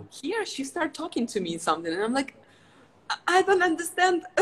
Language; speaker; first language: English; non-native, fluent; Ukrainian